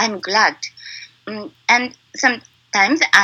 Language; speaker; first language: English; non-native, learner; Japanese